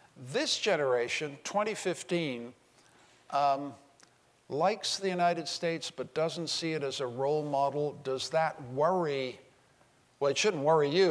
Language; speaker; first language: English; native; English